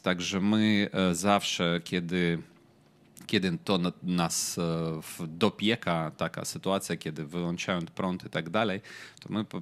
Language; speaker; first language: Polish; non-native, fluent; Ukrainian